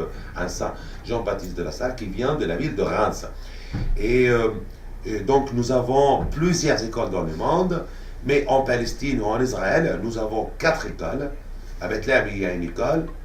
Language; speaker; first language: French; non-native, fluent; Arabic